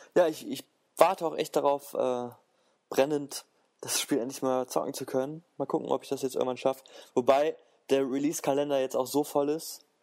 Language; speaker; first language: German; native; German